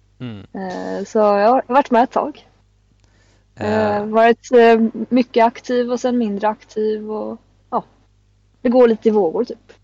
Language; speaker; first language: Swedish; native; Swedish